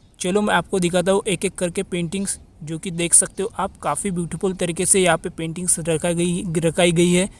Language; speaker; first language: Hindi; non-native, local second language; Marathi